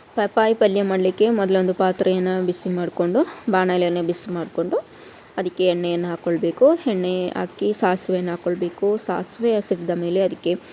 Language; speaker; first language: Kannada; non-native, local second language; Kodava